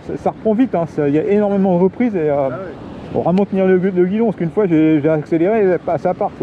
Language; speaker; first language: French; native; French